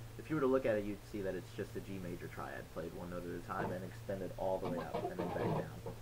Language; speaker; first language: English; native; English